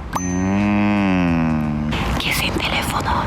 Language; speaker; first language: Turkish; native; Turkish